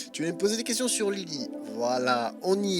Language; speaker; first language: French; native; French